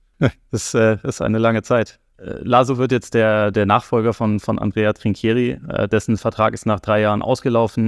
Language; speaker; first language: German; native; German